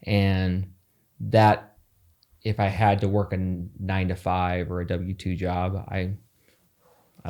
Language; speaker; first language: English; native; English